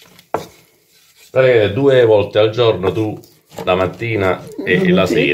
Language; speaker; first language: Italian; native; Italian